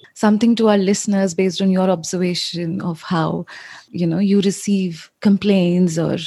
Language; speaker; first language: English; non-native, local second language; Hindi